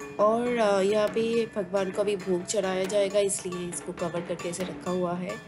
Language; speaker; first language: Hindi; non-native, local second language; Bangla